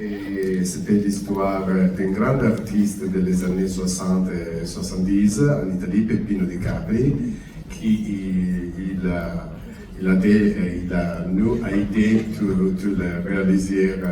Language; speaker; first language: French; non-native, learner; Italian